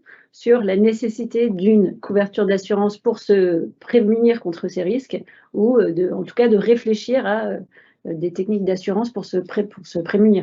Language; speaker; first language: French; native; French